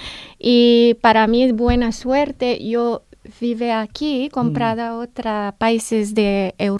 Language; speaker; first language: Spanish; non-native, learner; Indonesian